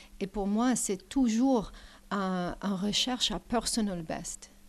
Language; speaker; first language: French; non-native, learner; English